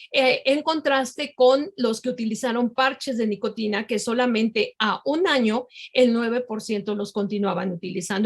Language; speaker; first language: Spanish; native; Spanish